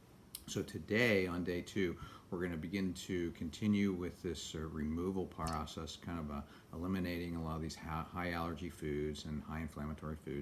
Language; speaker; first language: English; native; English